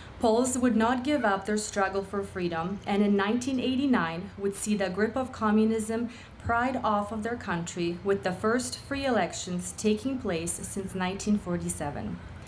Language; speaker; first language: English; early bilingual, other home language; Polish